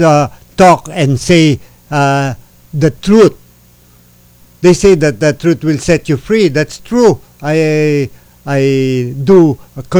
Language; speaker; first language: English; non-native, local second language; Filipino